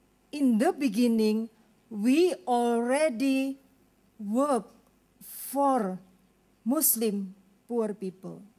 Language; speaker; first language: English; non-native, learner; Indonesian